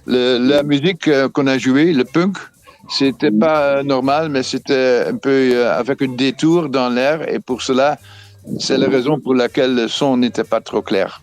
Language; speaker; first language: French; non-native, fluent; Dutch